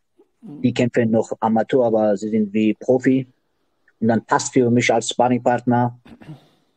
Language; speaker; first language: German; non-native, learner; Georgian